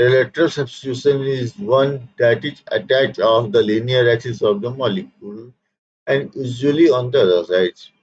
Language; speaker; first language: English; non-native, local second language; Hindi